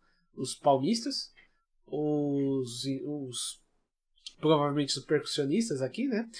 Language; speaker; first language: Portuguese; native; Portuguese